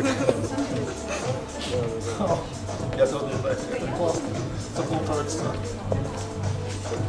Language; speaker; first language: Russian; non-native, learner; English